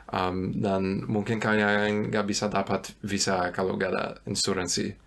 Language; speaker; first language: Indonesian; non-native, fluent; German